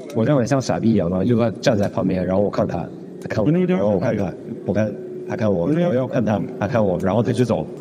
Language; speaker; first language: Chinese; non-native, fluent; Russian